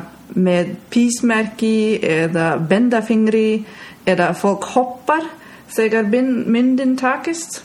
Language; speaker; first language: Icelandic; non-native, learner; German